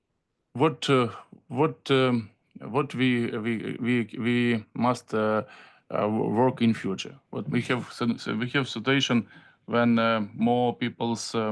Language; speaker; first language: English; non-native, learner; Ukrainian